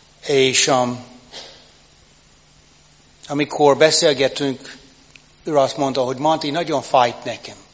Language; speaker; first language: Hungarian; non-native, fluent; English